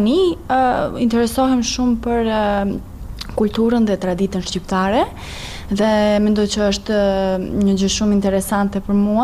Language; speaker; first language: Albanian; non-native, learner; Serbian